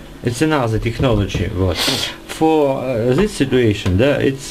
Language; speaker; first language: English; non-native, learner; Russian